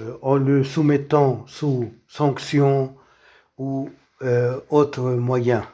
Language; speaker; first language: French; non-native, local second language; Arabic